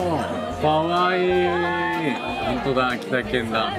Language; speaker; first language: Japanese; native; Japanese